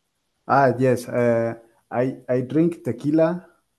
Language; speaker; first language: English; non-native, learner; Spanish